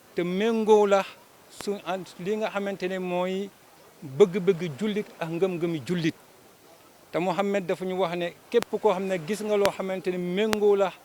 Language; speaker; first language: Wolof; native; Wolof